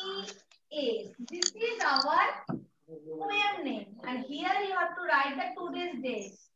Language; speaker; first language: English; non-native, learner; Bangla